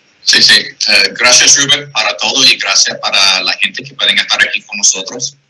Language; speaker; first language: Spanish; non-native, fluent; English